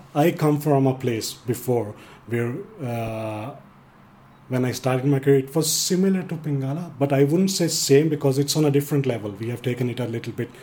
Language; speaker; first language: English; non-native, fluent; Danish